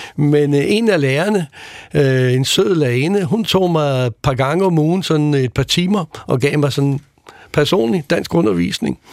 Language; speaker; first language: Danish; early bilingual, other home language; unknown